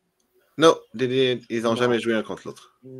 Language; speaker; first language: French; native; French